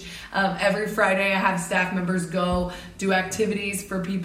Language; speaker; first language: English; native; English